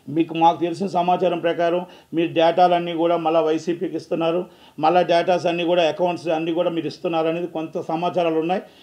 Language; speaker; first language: Telugu; native; Telugu